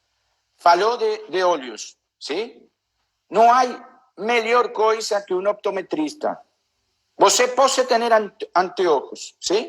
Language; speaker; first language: Portuguese; non-native, learner; Spanish